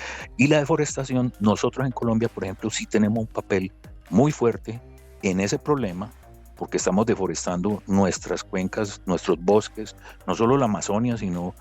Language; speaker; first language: Spanish; native; Spanish